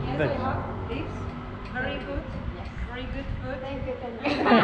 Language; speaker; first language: English; non-native, fluent; Polish